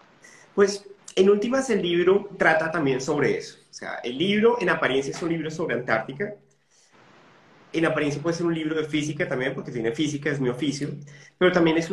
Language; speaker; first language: Spanish; native; Spanish